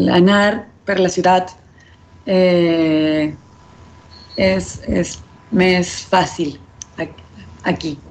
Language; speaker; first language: Catalan; non-native, learner; Spanish